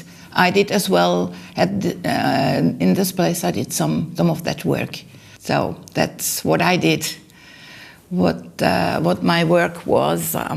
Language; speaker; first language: English; non-native, learner; German